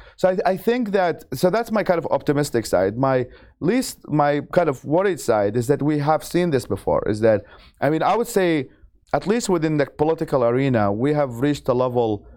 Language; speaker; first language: English; non-native, fluent; Arabic